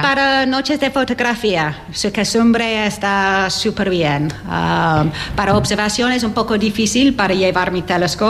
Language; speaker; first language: Spanish; non-native, learner; English